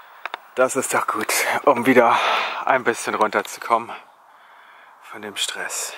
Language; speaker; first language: German; native; German